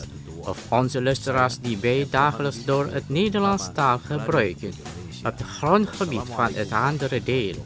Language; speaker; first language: Dutch; non-native, learner; Indonesian